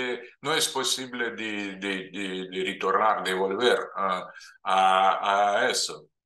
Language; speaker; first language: Spanish; non-native, fluent; Russian